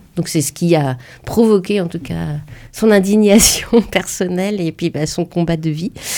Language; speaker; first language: French; native; French